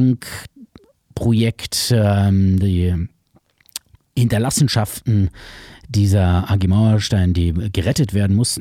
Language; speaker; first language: German; native; German